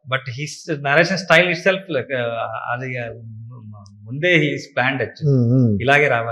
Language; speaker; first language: Telugu; non-native, learner; Kannada